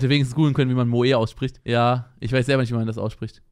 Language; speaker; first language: German; native; German